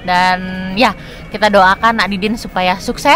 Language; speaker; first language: Indonesian; native; Indonesian